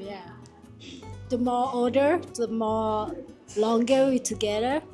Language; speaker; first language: English; non-native, learner; Thai